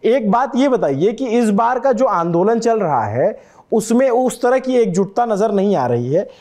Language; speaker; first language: Hindi; native; Hindi